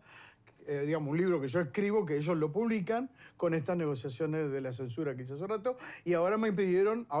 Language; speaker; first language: Spanish; native; Spanish